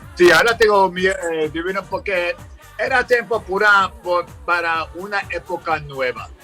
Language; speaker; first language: Spanish; early bilingual, heritage; Spanish